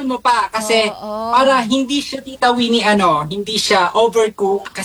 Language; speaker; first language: Filipino; native; Filipino